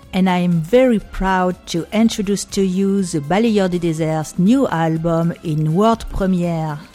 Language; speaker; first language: English; non-native, fluent; French